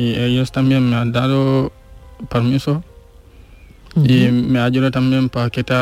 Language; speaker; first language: Spanish; non-native, learner; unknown